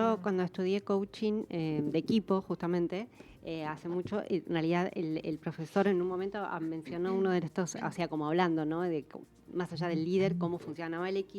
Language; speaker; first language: Spanish; native; Spanish